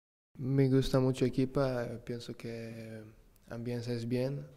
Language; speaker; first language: Spanish; non-native, learner; Serbian